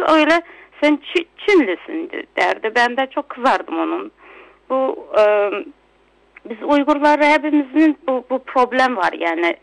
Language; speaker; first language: Turkish; non-native, local second language; Uyghur